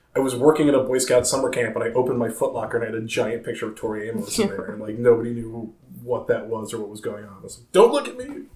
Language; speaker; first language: English; native; English